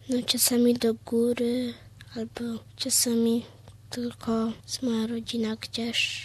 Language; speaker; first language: Polish; early bilingual, heritage; Polish